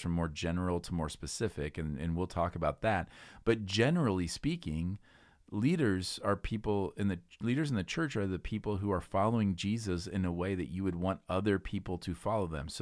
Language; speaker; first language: English; native; English